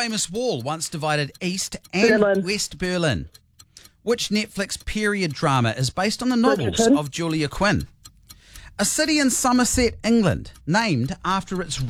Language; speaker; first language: English; native; English